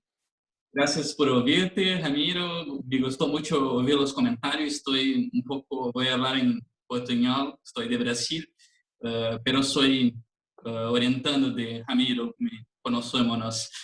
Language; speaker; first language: Spanish; non-native, learner; Portuguese